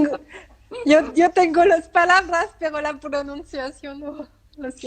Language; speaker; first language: Spanish; non-native, learner; French